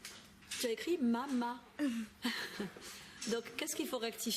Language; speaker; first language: French; native; French